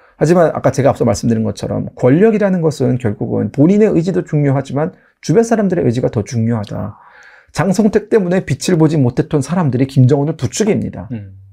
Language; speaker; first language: Korean; native; Korean